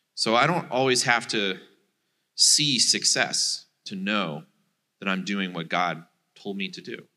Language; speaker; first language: English; native; English